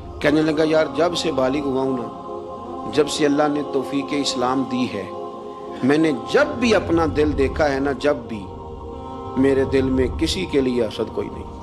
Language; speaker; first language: Urdu; non-native, local second language; Punjabi